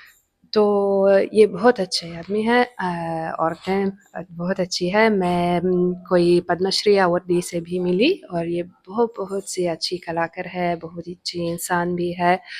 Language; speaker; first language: Hindi; non-native, fluent; Italian